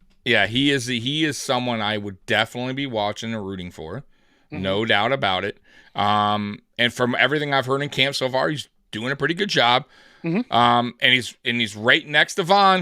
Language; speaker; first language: English; native; English